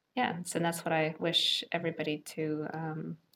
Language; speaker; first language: English; native; English